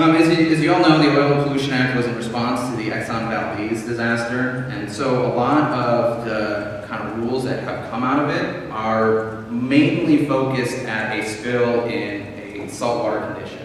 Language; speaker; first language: English; native; English